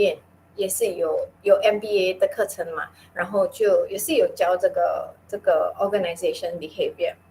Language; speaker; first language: Chinese; non-native, local second language; Min Nan Chinese